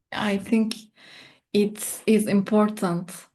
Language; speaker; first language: English; non-native, learner; Turkish